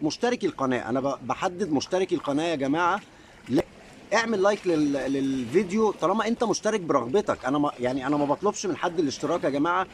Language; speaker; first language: Arabic; native; Arabic